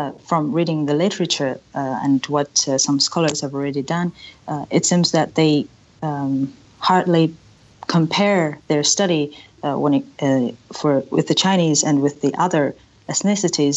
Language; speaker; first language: English; non-native, local second language; Chinese